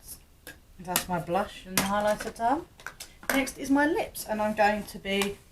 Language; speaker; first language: English; native; English